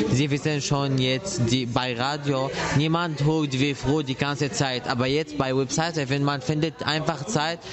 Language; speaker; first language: German; non-native, learner; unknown